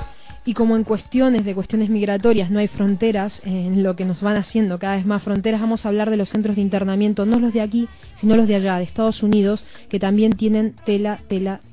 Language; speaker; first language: Spanish; native; Spanish